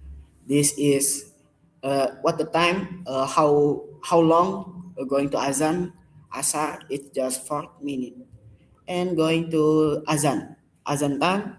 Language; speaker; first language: English; non-native, learner; Indonesian